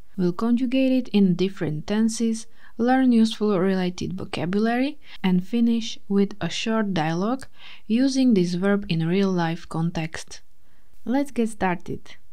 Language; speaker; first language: English; non-native, fluent; Slovak